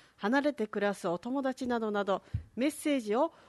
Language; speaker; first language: Japanese; native; Japanese